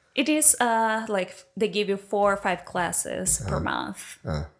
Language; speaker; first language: English; non-native, fluent; Portuguese